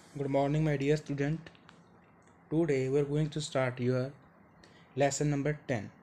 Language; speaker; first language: English; non-native, local second language; Punjabi